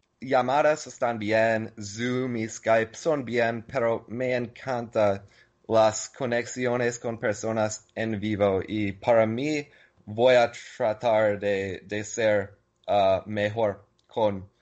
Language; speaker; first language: Spanish; non-native, learner; English